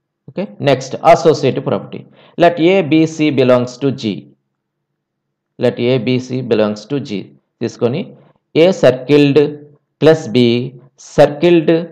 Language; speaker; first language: English; non-native, local second language; Telugu